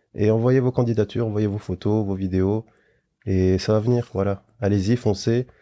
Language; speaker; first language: French; native; French